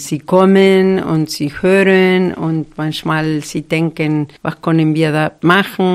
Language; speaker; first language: German; non-native, fluent; Spanish